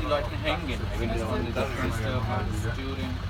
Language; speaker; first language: German; non-native, learner; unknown